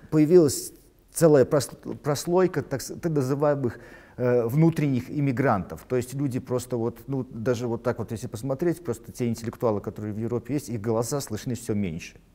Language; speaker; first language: Russian; non-native, local second language; Latvian